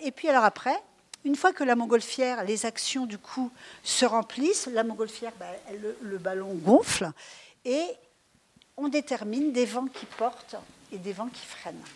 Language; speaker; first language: French; native; French